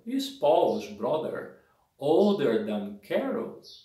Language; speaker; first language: English; non-native, fluent; Portuguese